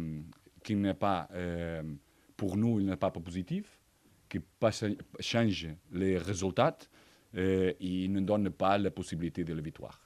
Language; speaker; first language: French; non-native, fluent; Portuguese